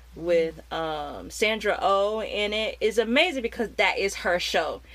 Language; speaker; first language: English; native; English